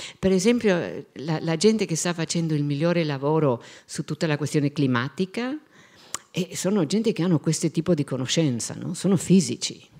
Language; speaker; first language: Italian; non-native, fluent; Spanish